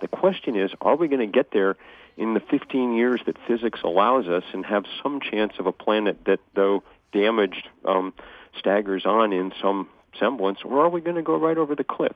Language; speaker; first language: English; native; English